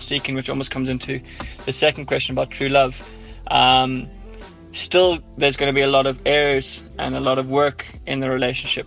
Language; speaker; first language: English; native; English